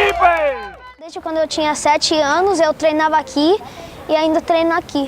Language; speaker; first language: Portuguese; early bilingual, heritage; Portuguese